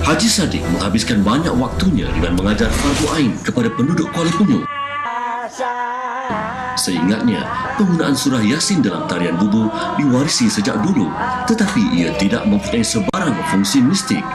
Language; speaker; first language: Malay; native; Malay